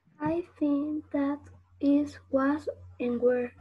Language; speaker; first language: English; non-native, learner; Spanish